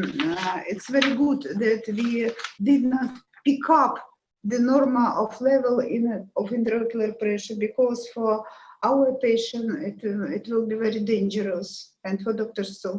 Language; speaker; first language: English; non-native, learner; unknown